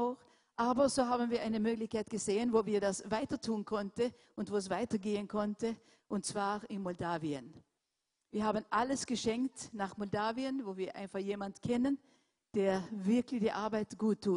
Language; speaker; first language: German; non-native, fluent; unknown